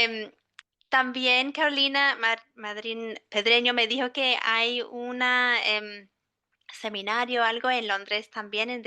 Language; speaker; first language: Spanish; non-native, fluent; English